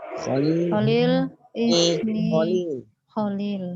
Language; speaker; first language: Arabic; non-native, learner; Indonesian